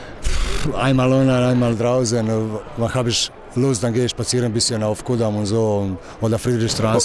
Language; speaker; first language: German; non-native, learner; Croatian